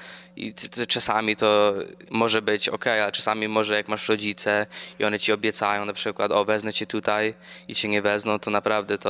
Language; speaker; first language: Polish; early bilingual, other home language; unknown